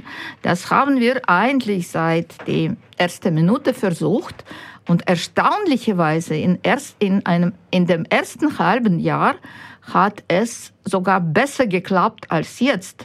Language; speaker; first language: German; non-native, fluent; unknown